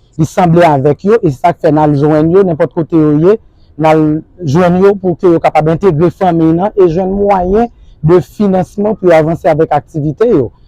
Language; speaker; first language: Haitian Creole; native; Haitian Creole